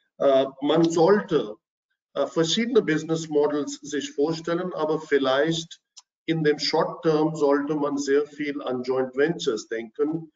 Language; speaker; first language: German; non-native, fluent; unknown